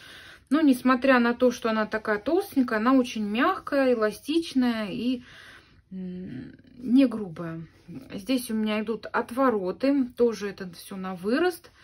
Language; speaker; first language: Russian; native; Russian